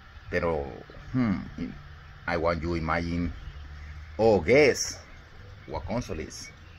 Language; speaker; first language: English; non-native, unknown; Spanish